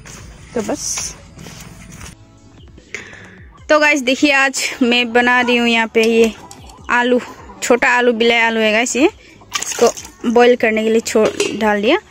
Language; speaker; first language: Hindi; non-native, local second language; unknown